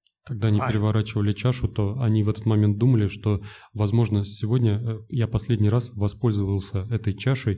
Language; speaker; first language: Russian; native; Russian